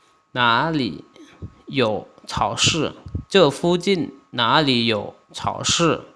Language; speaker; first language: Chinese; non-native, fluent; Lao